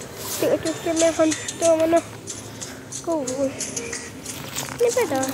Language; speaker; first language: Finnish; early bilingual, heritage; Finnish